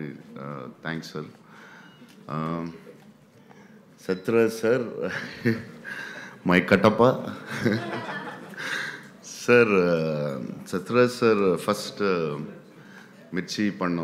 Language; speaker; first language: Tamil; non-native, learner; Telugu